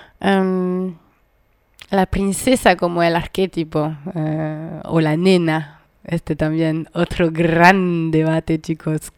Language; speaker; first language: Spanish; non-native, fluent; French